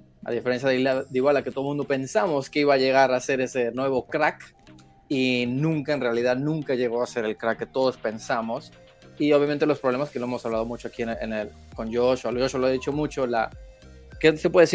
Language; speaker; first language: Spanish; early bilingual, heritage; Spanish